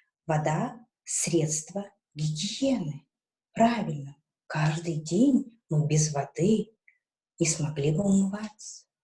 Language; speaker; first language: Russian; non-native, local second language; Kazakh